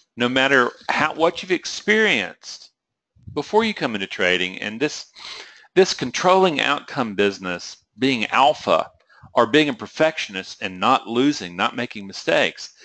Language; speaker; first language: English; native; English